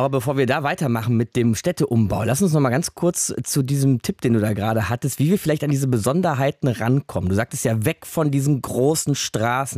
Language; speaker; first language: German; native; German